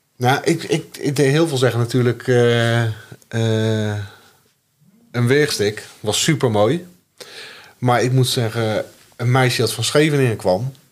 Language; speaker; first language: Dutch; native; Dutch